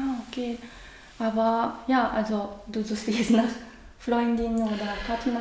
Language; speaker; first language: German; non-native, learner; Japanese